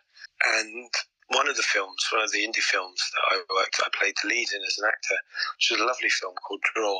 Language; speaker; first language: English; native; English